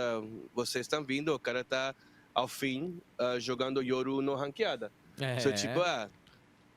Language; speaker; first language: Portuguese; non-native, fluent; Spanish